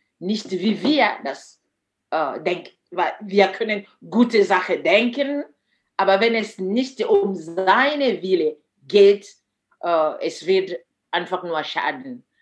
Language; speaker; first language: German; non-native, fluent; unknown